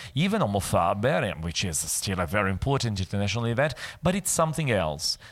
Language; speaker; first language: English; non-native, fluent; Italian